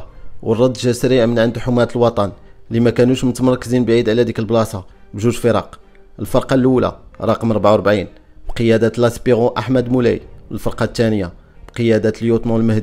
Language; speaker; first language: Arabic; native; Arabic